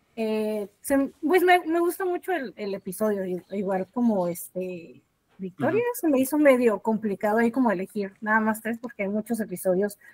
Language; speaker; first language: Spanish; native; Spanish